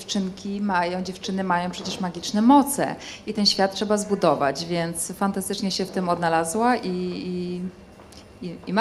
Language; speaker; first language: Polish; native; Polish